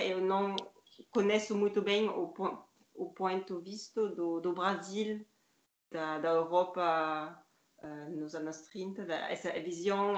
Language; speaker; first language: Portuguese; non-native, learner; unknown